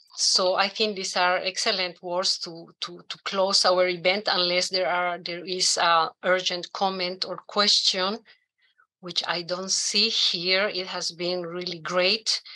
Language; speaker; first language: English; non-native, fluent; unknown